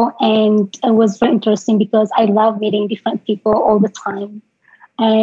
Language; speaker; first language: English; non-native, fluent; Tigrinya